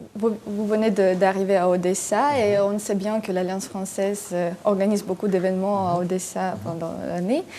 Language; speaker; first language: French; non-native, fluent; Russian